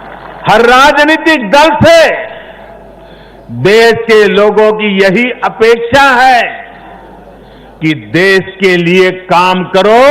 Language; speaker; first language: Hindi; non-native, local second language; Gujarati